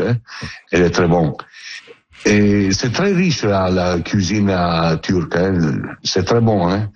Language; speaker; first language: French; non-native, learner; Italian